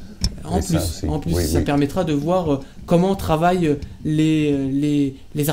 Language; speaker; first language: French; native; French